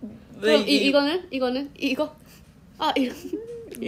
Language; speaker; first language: Korean; non-native, fluent; Thai